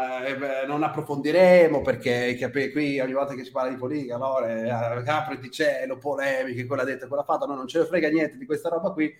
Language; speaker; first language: Italian; native; Italian